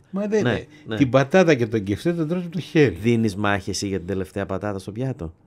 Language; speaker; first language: Greek; native; Greek